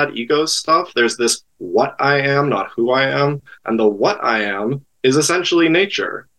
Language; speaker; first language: English; native; English